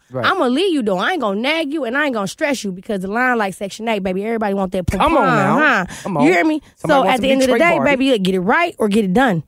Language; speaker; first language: English; native; English